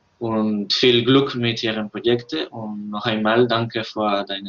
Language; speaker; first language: German; non-native, learner; Spanish